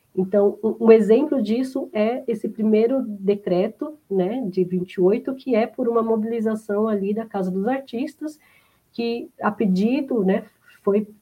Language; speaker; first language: Portuguese; native; Portuguese